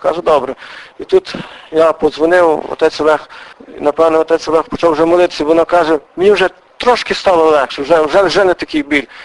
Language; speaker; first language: Ukrainian; native; Ukrainian